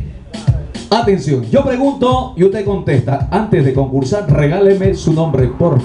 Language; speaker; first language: Spanish; native; Spanish